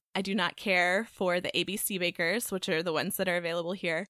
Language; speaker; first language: English; native; English